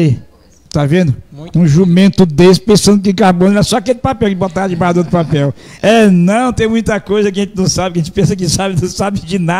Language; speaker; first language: Portuguese; native; Portuguese